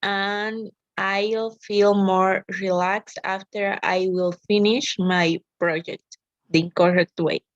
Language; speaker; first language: English; non-native, learner; Spanish